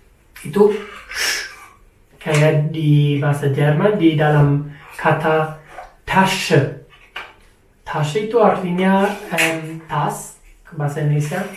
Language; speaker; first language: Indonesian; non-native, fluent; German